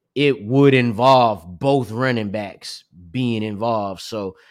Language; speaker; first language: English; native; English